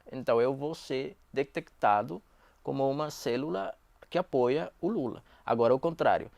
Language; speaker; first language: Portuguese; non-native, fluent; Spanish